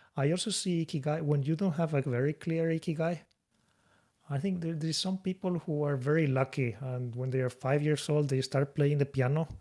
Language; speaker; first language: English; non-native, fluent; Spanish